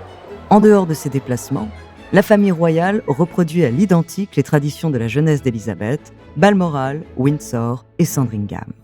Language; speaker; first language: French; native; French